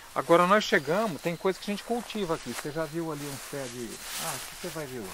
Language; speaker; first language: Portuguese; native; Portuguese